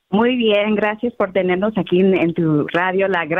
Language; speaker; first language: Spanish; early bilingual, heritage; Spanish